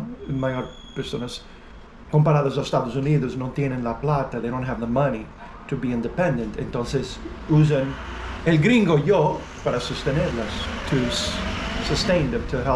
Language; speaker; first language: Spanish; non-native, learner; English